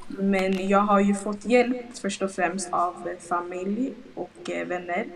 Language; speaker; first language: Swedish; early bilingual, other home language; Lingala